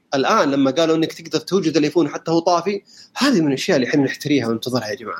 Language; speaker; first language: Arabic; native; Arabic